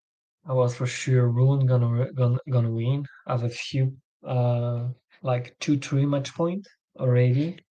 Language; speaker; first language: English; non-native, learner; French